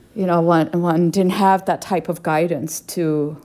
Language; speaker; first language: English; non-native, local second language; Urdu